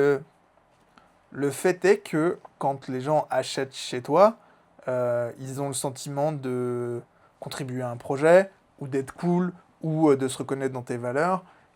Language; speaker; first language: French; native; French